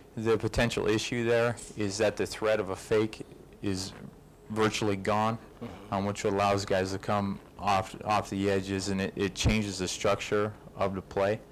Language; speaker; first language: English; native; English